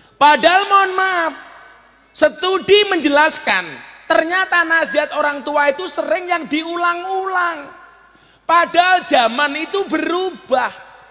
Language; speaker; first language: Indonesian; native; Indonesian